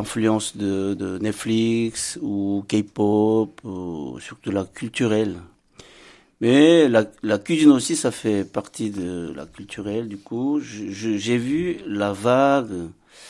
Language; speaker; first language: French; non-native, fluent; Korean